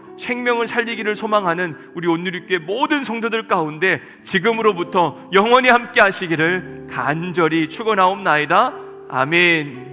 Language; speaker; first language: Korean; native; Korean